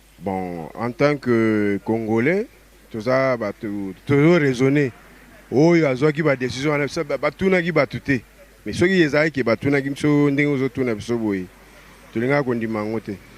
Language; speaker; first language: Lingala; native; Lingala